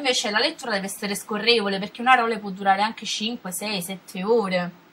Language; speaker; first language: Italian; native; Italian